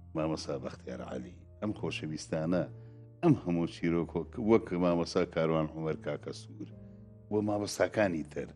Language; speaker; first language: Central Kurdish; native; Central Kurdish